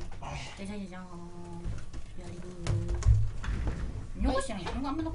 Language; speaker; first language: Japanese; native; Japanese